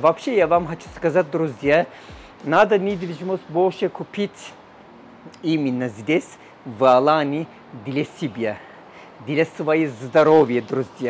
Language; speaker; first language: Russian; non-native, learner; Turkish